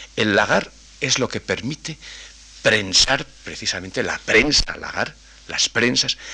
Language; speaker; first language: Spanish; native; Spanish